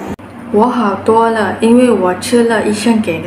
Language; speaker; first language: Chinese; non-native, learner; Malay